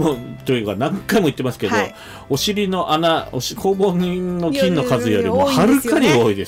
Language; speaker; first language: Japanese; native; Japanese